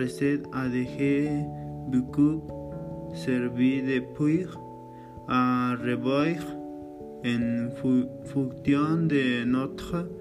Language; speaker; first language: French; non-native, learner; Spanish